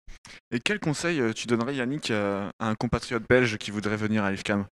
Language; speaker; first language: French; native; French